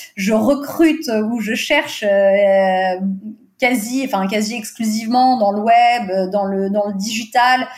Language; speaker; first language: French; early bilingual, other home language; Portuguese